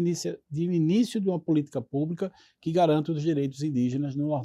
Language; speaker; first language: Portuguese; native; Portuguese